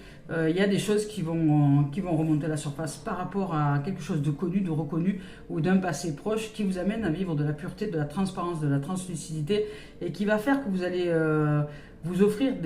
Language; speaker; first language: French; native; French